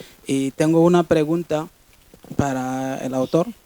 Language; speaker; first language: Spanish; non-native, fluent; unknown